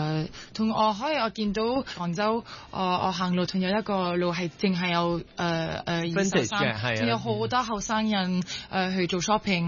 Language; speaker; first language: Cantonese; early bilingual, heritage; French